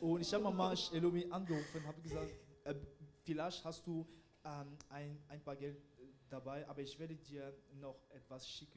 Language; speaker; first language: German; non-native, learner; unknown